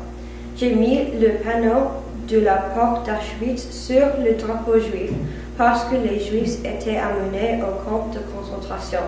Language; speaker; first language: French; non-native, learner; English